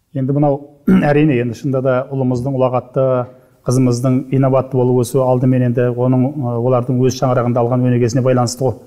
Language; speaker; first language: Kazakh; native; Kazakh